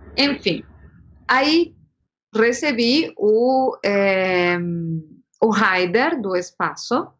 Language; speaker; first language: Portuguese; non-native, fluent; Spanish